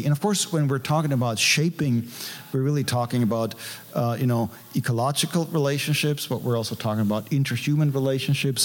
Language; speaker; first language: English; non-native, fluent; German